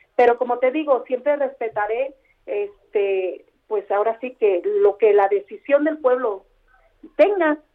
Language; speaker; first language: Spanish; native; Spanish